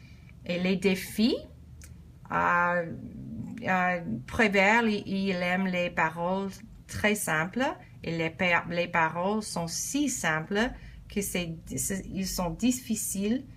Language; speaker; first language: French; non-native, learner; English